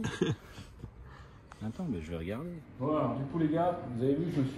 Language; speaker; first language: French; native; French